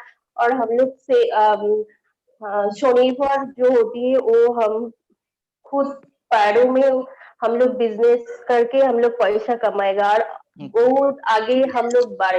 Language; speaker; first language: Hindi; non-native, local second language; Bangla